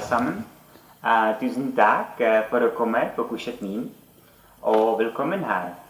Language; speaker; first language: Norwegian; non-native, learner; Czech